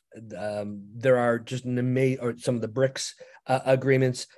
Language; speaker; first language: English; native; English